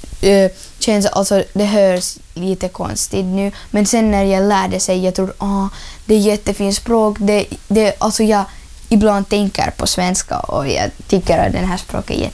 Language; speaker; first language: Swedish; non-native, learner; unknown